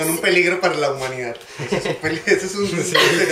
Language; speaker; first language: Spanish; native; Spanish